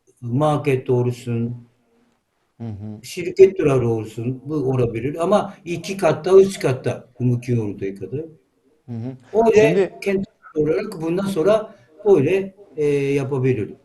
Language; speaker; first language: Turkish; non-native, learner; Japanese